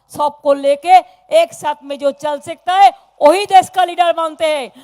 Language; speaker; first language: Hindi; non-native, local second language; Bangla